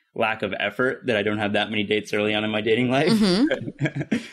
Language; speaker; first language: English; native; English